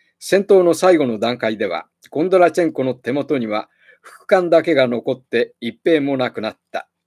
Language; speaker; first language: Japanese; native; Japanese